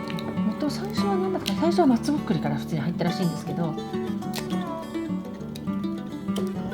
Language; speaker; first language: Japanese; native; Japanese